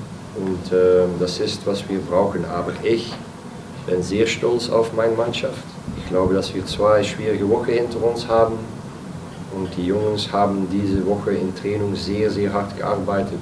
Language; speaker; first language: German; non-native, fluent; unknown